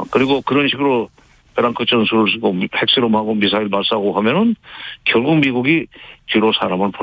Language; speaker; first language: Korean; native; Korean